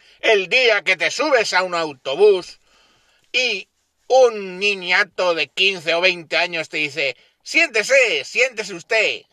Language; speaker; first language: Spanish; native; Spanish